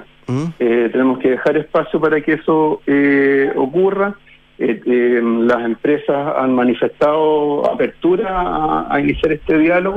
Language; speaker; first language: Spanish; native; Spanish